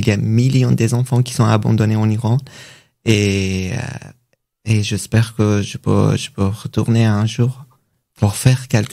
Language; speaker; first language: French; non-native, learner; Persian